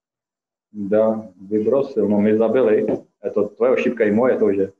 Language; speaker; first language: Russian; non-native, fluent; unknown